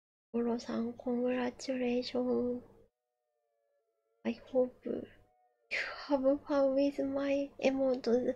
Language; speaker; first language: English; non-native, learner; Japanese